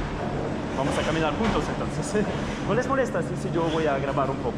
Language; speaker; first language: Spanish; non-native, fluent; Russian